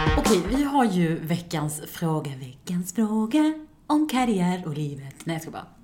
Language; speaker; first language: Swedish; early bilingual, other home language; Persian